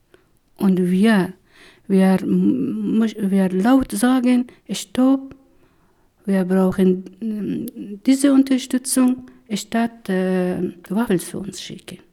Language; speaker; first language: German; non-native, learner; Persian